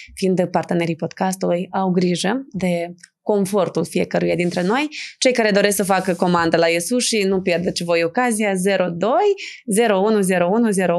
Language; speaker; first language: Romanian; native; Romanian